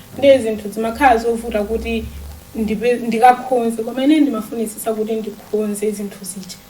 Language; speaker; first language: Nyanja; native; Nyanja